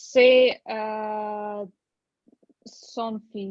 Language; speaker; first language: French; non-native, learner; Russian